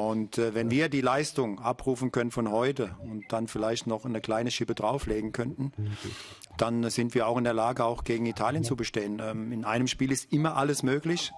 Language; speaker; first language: German; native; German